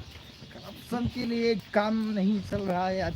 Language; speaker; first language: Hindi; non-native, local second language; Thado Chin